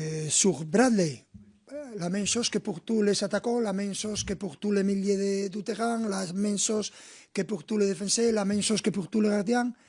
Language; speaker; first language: French; non-native, fluent; Spanish